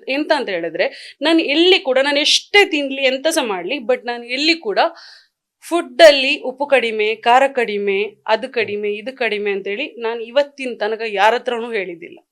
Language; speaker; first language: Kannada; non-native, local second language; Tulu